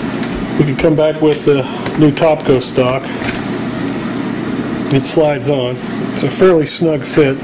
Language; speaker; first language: English; native; English